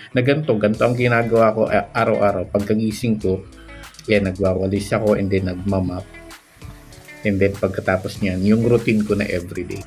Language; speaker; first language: Filipino; non-native, local second language; Bikol